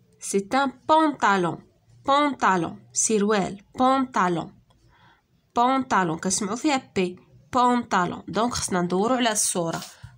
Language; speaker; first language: French; non-native, local second language; Arabic